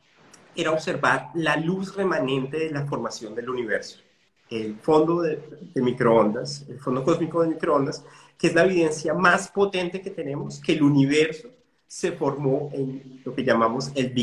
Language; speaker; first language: Spanish; native; Spanish